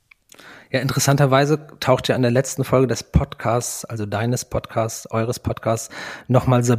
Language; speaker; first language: German; native; German